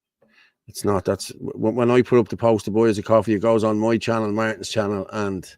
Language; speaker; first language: English; native; English